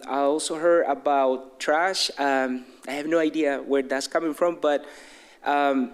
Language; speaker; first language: English; non-native, fluent; Spanish